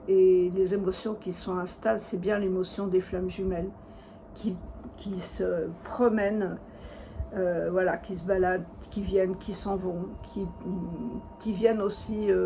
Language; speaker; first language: French; native; French